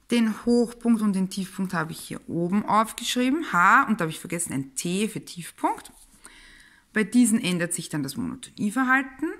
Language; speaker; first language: German; native; German